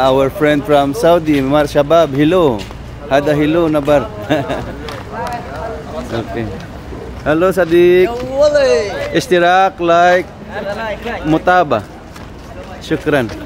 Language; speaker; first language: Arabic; non-native, learner; Filipino